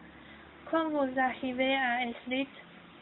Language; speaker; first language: French; non-native, learner; Chinese